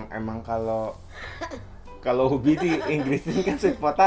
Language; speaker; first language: Indonesian; native; Indonesian